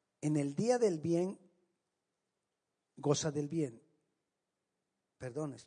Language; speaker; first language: Spanish; native; Spanish